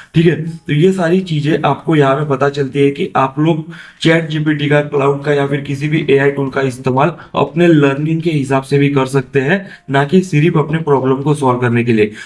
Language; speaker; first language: Hindi; non-native, local second language; Marathi